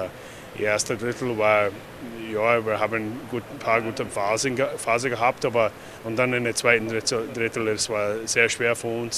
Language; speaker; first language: German; non-native, fluent; English